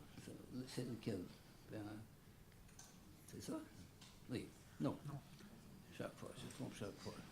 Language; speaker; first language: French; non-native, fluent; English